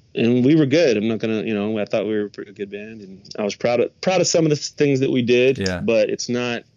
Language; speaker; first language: English; native; English